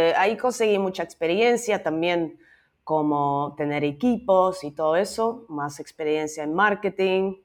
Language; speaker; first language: Spanish; non-native, fluent; Dutch